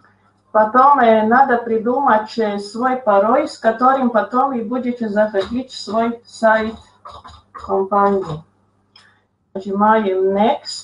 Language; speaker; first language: Russian; non-native, local second language; Latvian